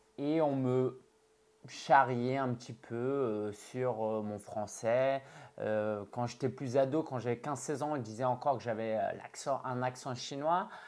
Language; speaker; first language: French; early bilingual, other home language; Chinese